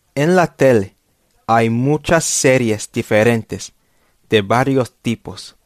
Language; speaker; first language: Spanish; non-native, fluent; English